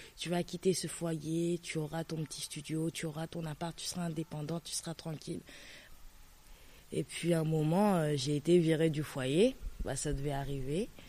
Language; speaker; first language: French; native; French